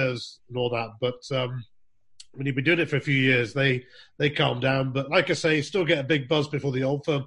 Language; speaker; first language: English; native; English